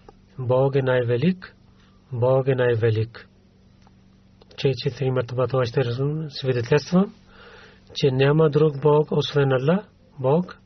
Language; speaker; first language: Bulgarian; non-native, learner; Urdu